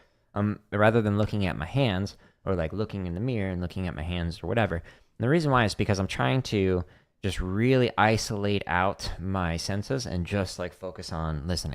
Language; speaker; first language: English; native; English